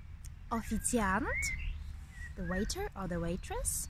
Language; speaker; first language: English; non-native, fluent; Ukrainian